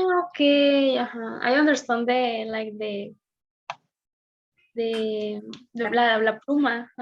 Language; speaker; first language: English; non-native, learner; Spanish